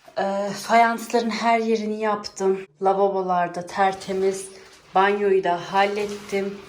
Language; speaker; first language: Turkish; early bilingual, heritage; Turkish